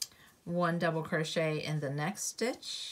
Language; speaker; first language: English; native; English